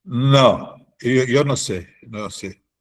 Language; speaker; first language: Spanish; non-native, fluent; Portuguese